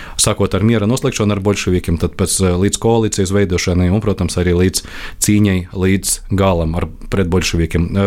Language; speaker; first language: Latvian; non-native, local second language; Russian